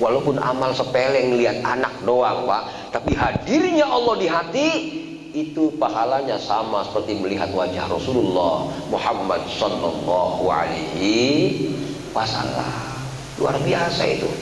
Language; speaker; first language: Indonesian; native; Indonesian